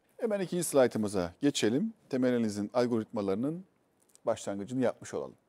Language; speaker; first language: Turkish; native; Turkish